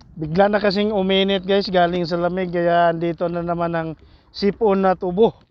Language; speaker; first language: Filipino; non-native, local second language; Hiligaynon